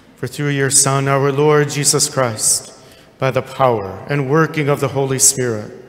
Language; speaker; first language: English; native; English